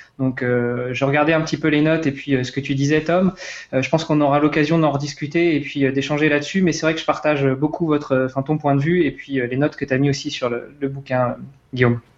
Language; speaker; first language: French; native; French